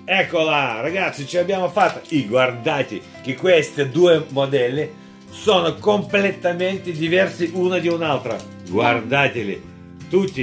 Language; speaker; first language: Italian; non-native, fluent; Russian